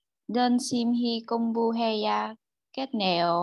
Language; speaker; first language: Korean; non-native, learner; Vietnamese